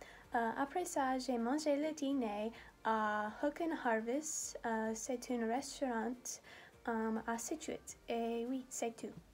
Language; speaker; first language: French; non-native, learner; English